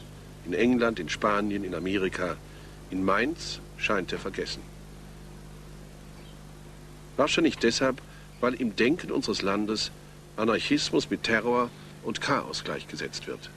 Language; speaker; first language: German; native; German